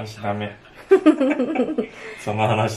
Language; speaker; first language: Japanese; non-native, learner; Korean